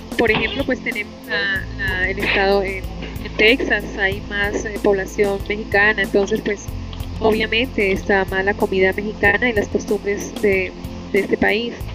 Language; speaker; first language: Spanish; native; Spanish